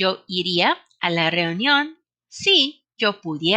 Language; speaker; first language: Spanish; non-native, fluent; English